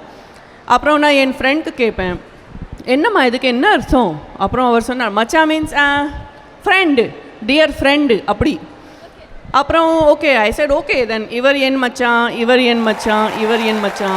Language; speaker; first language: Tamil; non-native, local second language; Gujarati